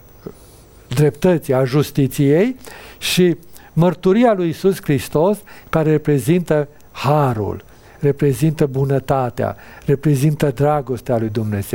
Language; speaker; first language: Romanian; native; Romanian